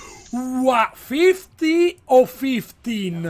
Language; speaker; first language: English; non-native, learner; Italian